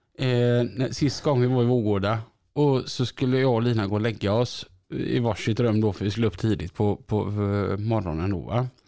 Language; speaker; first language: Swedish; native; Swedish